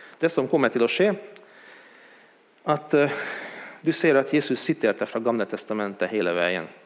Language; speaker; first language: Swedish; non-native, fluent; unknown